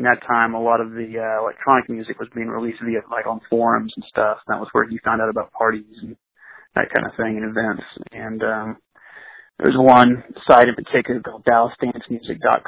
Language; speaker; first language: English; native; English